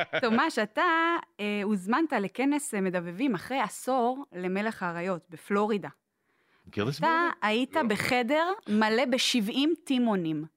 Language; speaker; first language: Hebrew; native; Hebrew